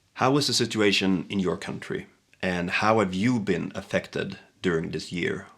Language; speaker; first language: English; non-native, fluent; Swedish